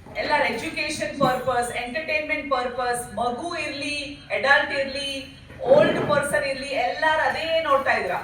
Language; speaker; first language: Kannada; non-native, learner; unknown